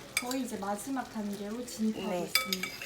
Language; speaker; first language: Korean; non-native, fluent; French